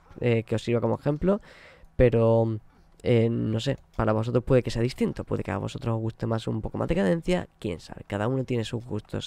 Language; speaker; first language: Spanish; native; Spanish